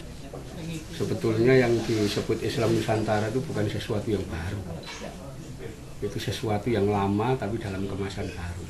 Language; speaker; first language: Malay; non-native, local second language; Javanese